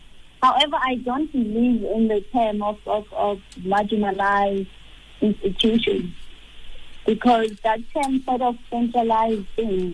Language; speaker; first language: English; non-native, local second language; Xhosa